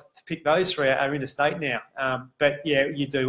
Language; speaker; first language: English; native; English